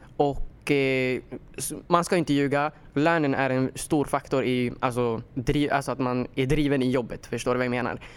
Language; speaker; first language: Swedish; early bilingual, other home language; Somali